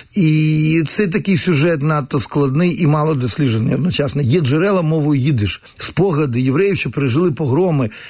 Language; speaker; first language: Ukrainian; native; Ukrainian